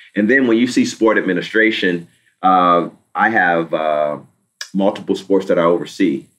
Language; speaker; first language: English; native; English